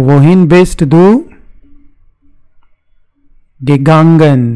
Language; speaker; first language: German; non-native, fluent; Hindi